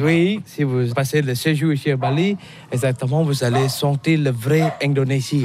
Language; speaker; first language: French; non-native, learner; Balinese